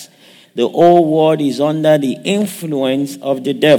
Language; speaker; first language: English; non-native, local second language; Yoruba